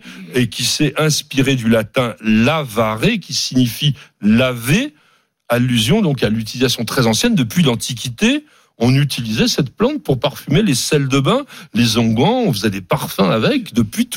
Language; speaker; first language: French; native; French